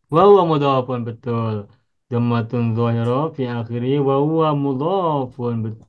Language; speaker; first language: Arabic; non-native, fluent; Indonesian